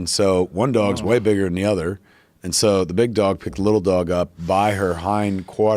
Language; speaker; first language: English; native; English